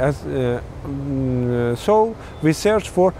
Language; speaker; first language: English; non-native, learner; Persian